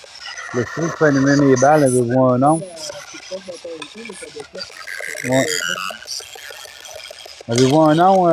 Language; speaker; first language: French; native; French